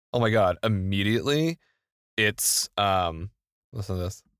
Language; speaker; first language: English; native; English